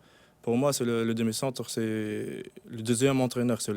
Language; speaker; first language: French; non-native, local second language; Arabic